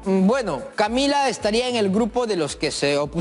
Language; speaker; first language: Spanish; native; Spanish